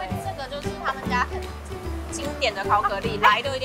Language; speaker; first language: Chinese; native; Chinese